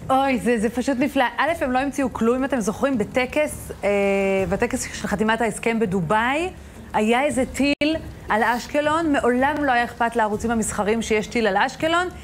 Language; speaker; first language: Hebrew; native; Hebrew